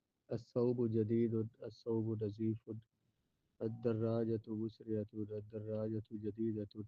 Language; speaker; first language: Arabic; non-native, fluent; Urdu